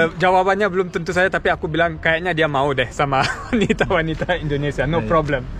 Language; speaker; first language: Indonesian; early bilingual, heritage; Indonesian